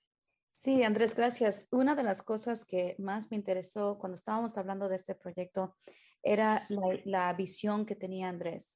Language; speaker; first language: Spanish; early bilingual, heritage; Spanish